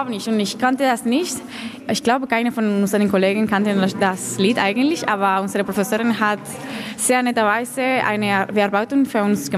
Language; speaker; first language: German; non-native, fluent; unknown